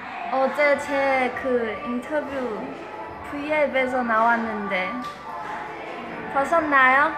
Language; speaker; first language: Korean; non-native, fluent; Chinese